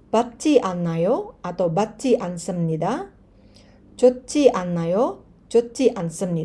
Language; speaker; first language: Korean; non-native, fluent; Indonesian